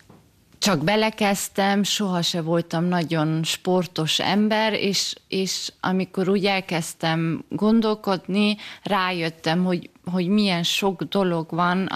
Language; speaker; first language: Hungarian; early bilingual, heritage; German